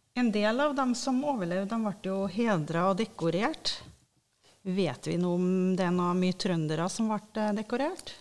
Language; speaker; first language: Norwegian; native; Norwegian